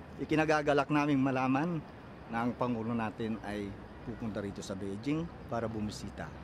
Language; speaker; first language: Filipino; non-native, local second language; Iloko